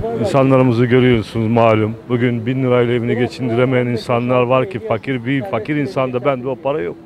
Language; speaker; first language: Turkish; native; Turkish